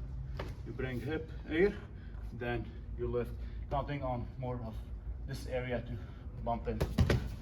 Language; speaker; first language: English; non-native, fluent; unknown